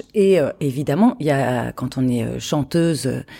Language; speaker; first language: French; native; French